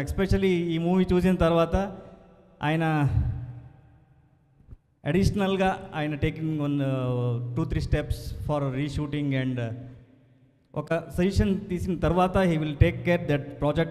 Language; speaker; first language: Telugu; non-native, local second language; Kannada